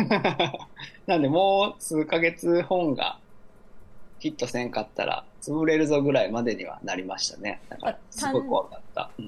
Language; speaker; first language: Japanese; native; Japanese